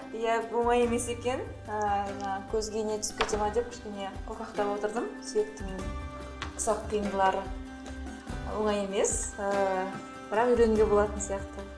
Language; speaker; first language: Kazakh; non-native, local second language; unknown